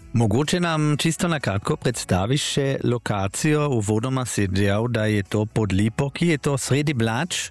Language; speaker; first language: Slovenian; native; Slovenian